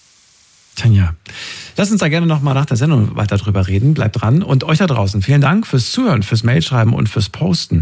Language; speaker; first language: German; native; German